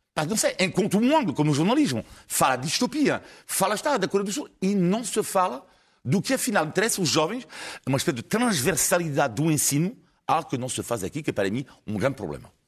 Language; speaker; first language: Portuguese; non-native, fluent; French